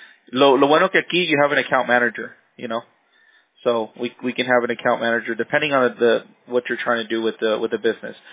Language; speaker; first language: English; early bilingual, other home language; Spanish